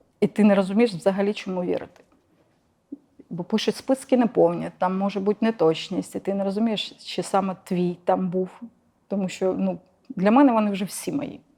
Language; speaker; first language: Ukrainian; non-native, local second language; Russian